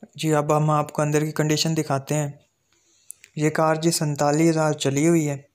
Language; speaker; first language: Urdu; native; Urdu